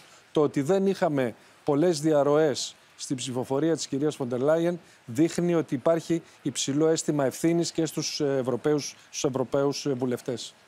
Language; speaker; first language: Greek; native; Greek